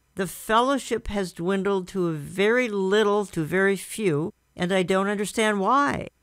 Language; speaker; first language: English; native; English